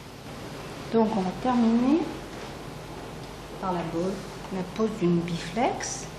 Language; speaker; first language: French; native; French